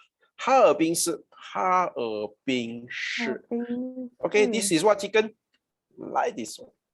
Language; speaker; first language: English; non-native, local second language; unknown